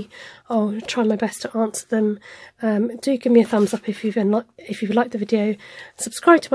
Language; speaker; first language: English; native; English